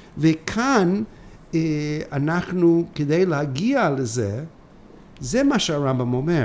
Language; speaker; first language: Hebrew; non-native, fluent; English